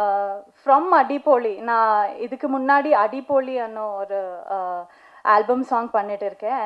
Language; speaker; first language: Tamil; non-native, learner; Kannada